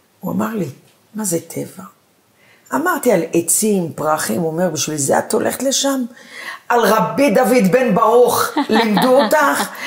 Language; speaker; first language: Hebrew; early bilingual, other home language; Arabic